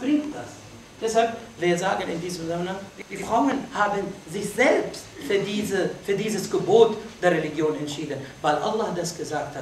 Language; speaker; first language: German; non-native, fluent; Arabic